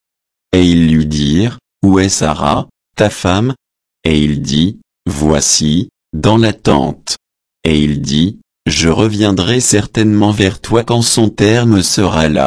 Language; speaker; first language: French; native; French